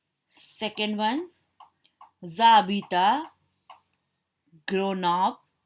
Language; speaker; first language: French; non-native, fluent; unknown